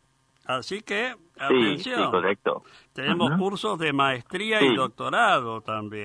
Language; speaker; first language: Spanish; native; Spanish